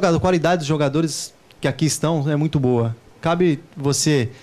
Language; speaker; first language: Portuguese; native; Portuguese